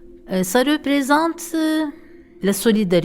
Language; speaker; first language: French; non-native, fluent; Turkish